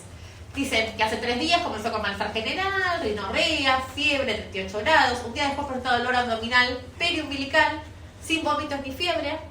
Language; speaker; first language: Spanish; native; Spanish